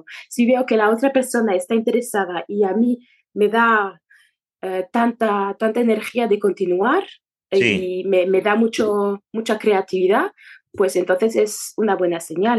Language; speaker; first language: Spanish; non-native, fluent; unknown